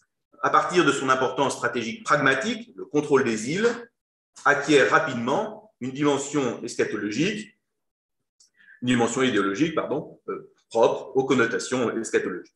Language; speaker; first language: French; native; French